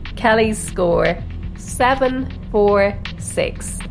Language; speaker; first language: English; native; English